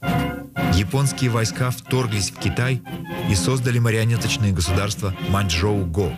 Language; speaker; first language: Russian; native; Russian